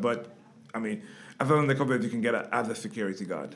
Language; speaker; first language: English; non-native, local second language; Yoruba